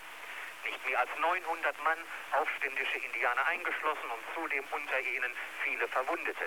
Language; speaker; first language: German; native; German